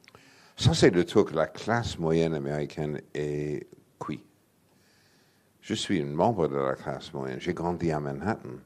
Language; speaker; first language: French; non-native, fluent; English